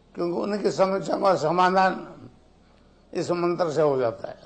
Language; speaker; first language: Hindi; native; Hindi